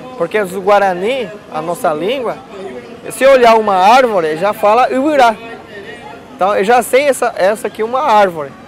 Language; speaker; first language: Portuguese; non-native, local second language; Guarani